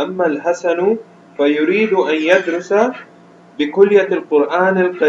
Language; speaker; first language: Arabic; non-native, learner; Urdu